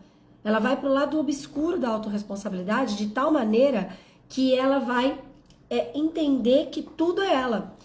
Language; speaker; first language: Portuguese; native; Portuguese